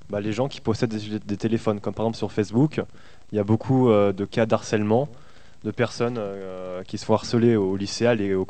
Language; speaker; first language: French; native; French